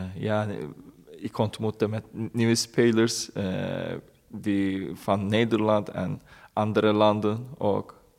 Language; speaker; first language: Dutch; non-native, learner; Turkish